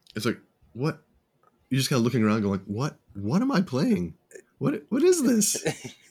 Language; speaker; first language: English; native; English